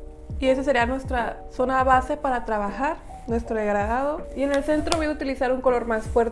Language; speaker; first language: Spanish; native; Spanish